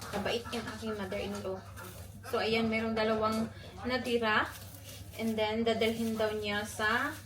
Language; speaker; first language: Filipino; non-native, local second language; Cebuano